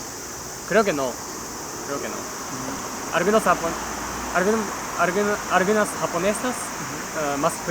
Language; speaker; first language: Spanish; non-native, learner; Japanese